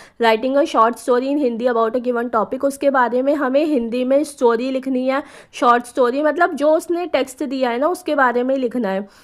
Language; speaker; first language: Hindi; native; Hindi